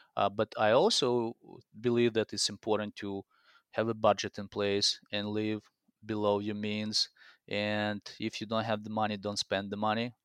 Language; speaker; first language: English; non-native, fluent; Russian